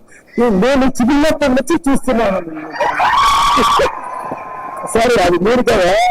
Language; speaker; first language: Telugu; non-native, learner; Tamil